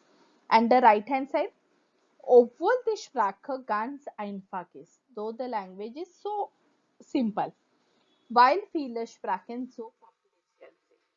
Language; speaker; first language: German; non-native, fluent; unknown